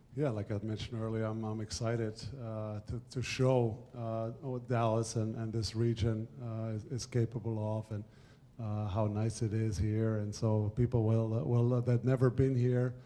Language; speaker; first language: English; non-native, fluent; German